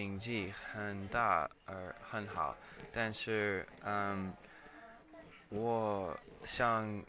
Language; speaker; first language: Chinese; non-native, learner; English